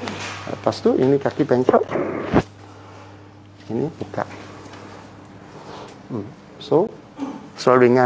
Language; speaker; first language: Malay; non-native, local second language; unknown